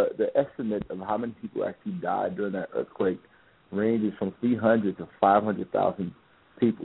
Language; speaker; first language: English; non-native, fluent; Haitian Creole